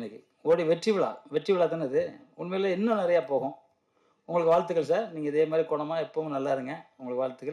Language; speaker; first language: Tamil; native; Tamil